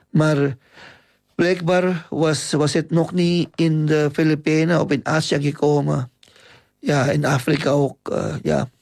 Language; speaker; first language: Dutch; non-native, fluent; Filipino